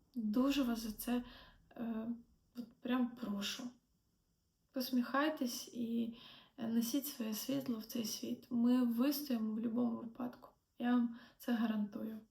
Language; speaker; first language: Ukrainian; non-native, local second language; Russian